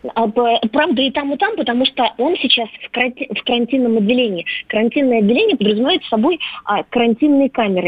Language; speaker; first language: Russian; native; Russian